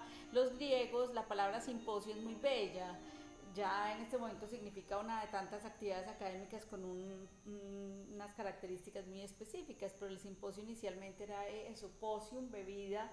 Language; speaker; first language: Spanish; native; Spanish